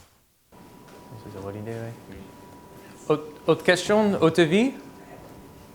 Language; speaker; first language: French; non-native, fluent; English